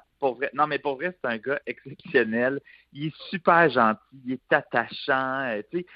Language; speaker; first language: French; native; French